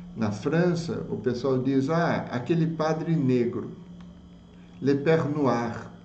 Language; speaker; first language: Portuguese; native; Portuguese